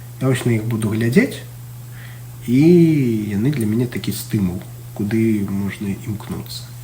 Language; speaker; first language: Belarusian; non-native, local second language; Russian